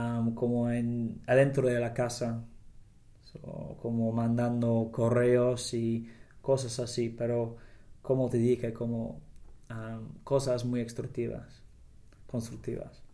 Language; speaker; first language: Spanish; non-native, learner; English